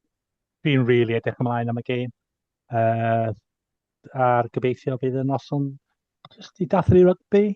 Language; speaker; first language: Welsh; non-native, fluent; English